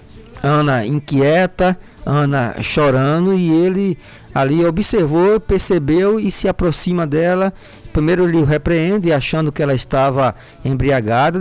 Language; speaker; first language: Portuguese; native; Portuguese